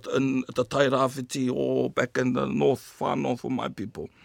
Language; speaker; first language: English; native; English